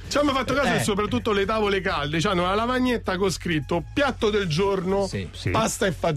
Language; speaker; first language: Italian; native; Italian